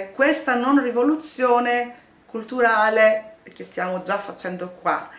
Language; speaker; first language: Italian; non-native, fluent; Greek